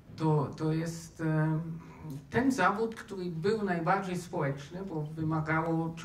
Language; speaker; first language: Polish; non-native, fluent; German